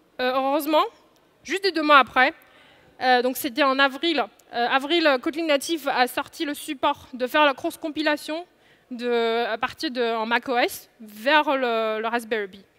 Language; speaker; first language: French; non-native, fluent; Chinese